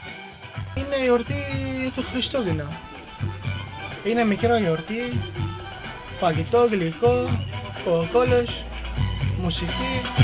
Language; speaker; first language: Greek; non-native, learner; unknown